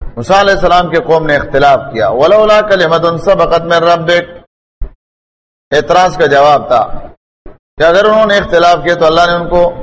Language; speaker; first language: Urdu; non-native, local second language; Pashto